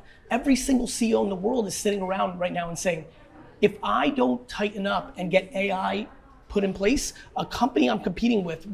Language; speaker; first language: English; early bilingual, other home language; Russian